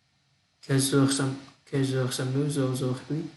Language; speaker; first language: French; non-native, learner; Vietnamese